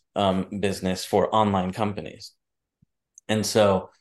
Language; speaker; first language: English; native; English